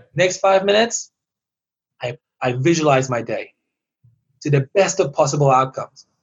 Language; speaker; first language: English; early bilingual, other home language; Persian